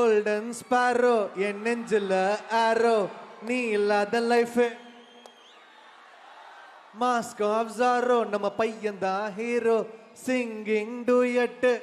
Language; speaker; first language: Tamil; native; Tamil